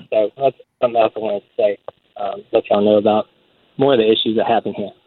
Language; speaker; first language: English; native; English